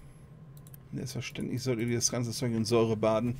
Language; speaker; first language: German; native; German